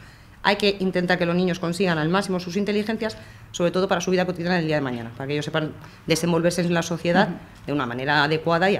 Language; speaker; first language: Spanish; native; Spanish